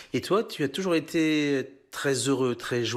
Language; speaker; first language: French; native; French